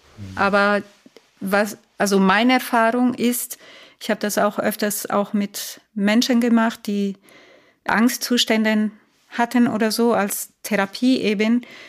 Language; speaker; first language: German; non-native, fluent; Spanish